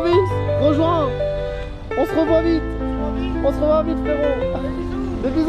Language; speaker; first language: French; native; French